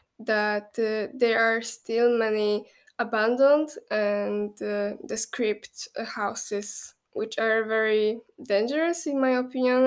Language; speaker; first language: English; non-native, fluent; Polish